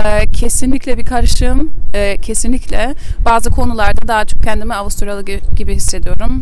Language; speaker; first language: Turkish; early bilingual, heritage; German